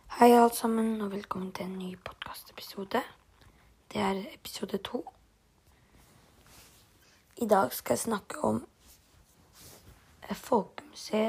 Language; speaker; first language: Norwegian; non-native, learner; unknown